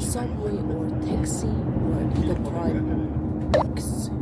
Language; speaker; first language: Korean; non-native, learner; Mongolian